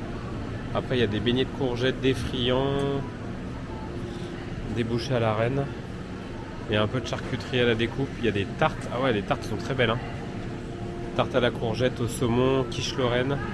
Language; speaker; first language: French; native; French